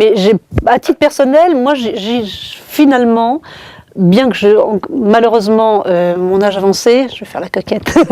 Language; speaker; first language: French; native; French